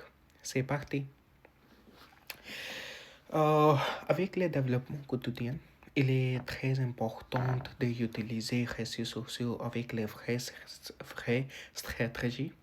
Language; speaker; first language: French; non-native, learner; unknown